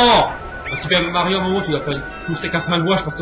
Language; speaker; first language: French; native; French